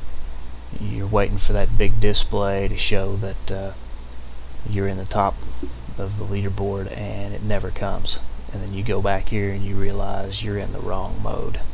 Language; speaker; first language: English; native; English